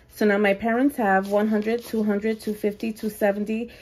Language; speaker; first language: English; native; English